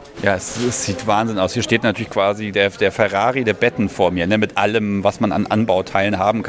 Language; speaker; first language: German; native; German